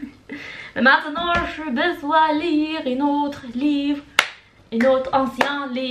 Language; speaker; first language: French; non-native, learner; Norwegian